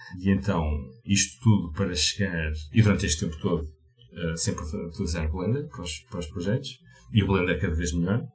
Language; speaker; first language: Portuguese; native; Portuguese